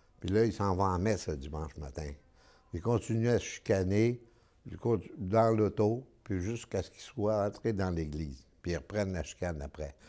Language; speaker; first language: French; native; French